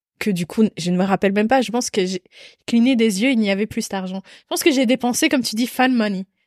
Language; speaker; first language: French; native; French